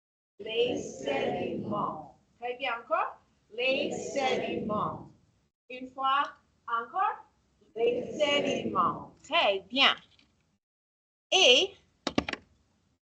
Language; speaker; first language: French; non-native, fluent; English